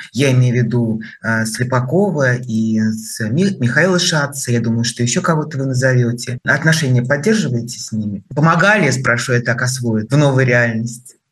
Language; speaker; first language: Russian; native; Russian